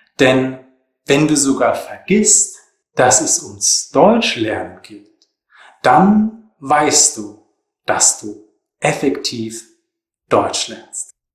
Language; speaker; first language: German; native; German